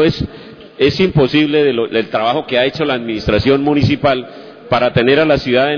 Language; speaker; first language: Spanish; native; Spanish